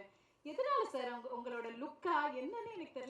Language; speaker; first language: Tamil; native; Tamil